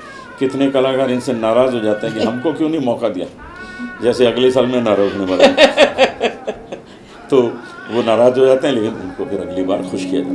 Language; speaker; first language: Hindi; native; Hindi